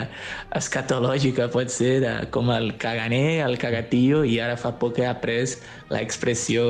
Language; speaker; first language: Catalan; non-native, fluent; Portuguese